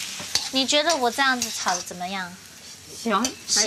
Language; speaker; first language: Chinese; early bilingual, heritage; Chinese